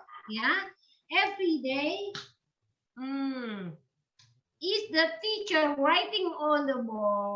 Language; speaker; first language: English; non-native, learner; Indonesian